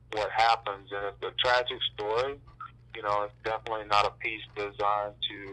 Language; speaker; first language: English; native; English